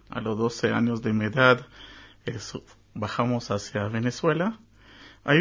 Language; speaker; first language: Spanish; early bilingual, heritage; Spanish